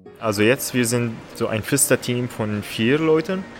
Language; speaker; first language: German; non-native, learner; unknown